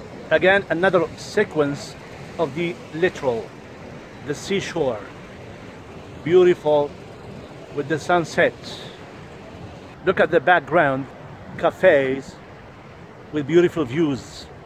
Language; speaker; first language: English; non-native, fluent; Arabic